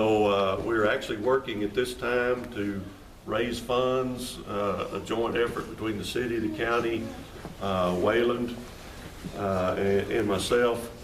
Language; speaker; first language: English; native; English